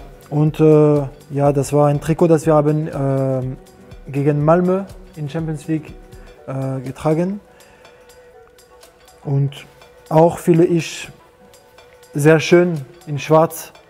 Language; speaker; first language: German; non-native, learner; French